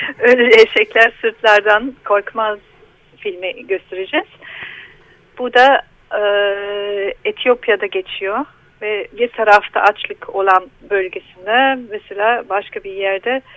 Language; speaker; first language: Turkish; non-native, learner; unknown